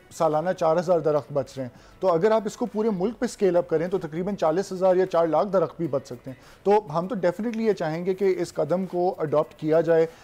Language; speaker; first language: Urdu; native; Urdu